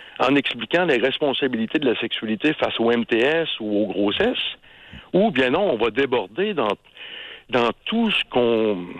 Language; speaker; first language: French; native; French